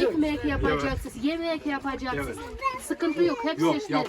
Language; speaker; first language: Turkish; non-native, learner; Russian